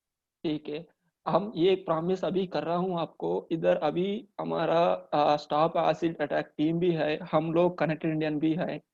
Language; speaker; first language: Hindi; non-native, local second language; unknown